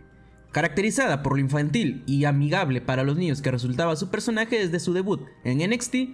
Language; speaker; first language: Spanish; native; Spanish